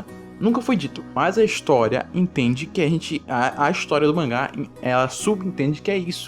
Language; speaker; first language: Portuguese; native; Portuguese